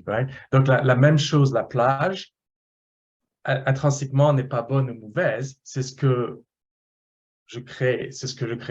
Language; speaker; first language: French; non-native, fluent; English